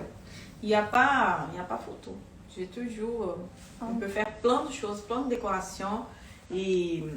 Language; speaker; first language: French; non-native, fluent; Portuguese